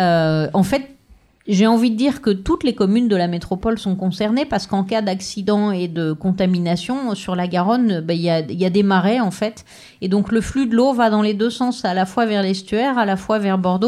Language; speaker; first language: French; native; French